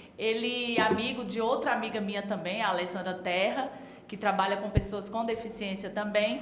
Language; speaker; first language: Portuguese; native; Portuguese